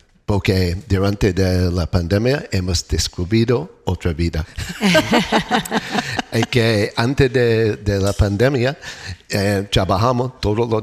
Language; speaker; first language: Spanish; non-native, learner; English